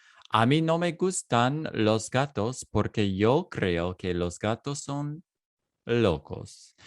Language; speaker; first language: Spanish; non-native, fluent; English